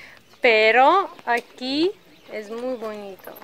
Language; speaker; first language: Spanish; non-native, learner; Russian